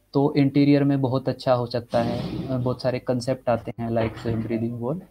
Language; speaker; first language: Hindi; native; Hindi